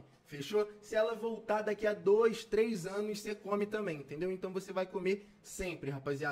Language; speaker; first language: Portuguese; native; Portuguese